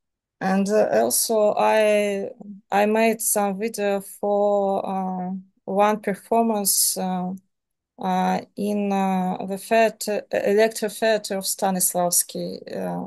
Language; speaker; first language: English; non-native, learner; Serbian